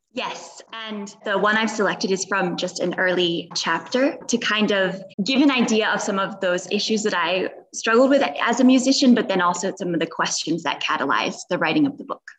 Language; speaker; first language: English; native; English